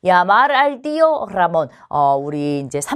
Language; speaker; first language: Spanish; non-native, fluent; Korean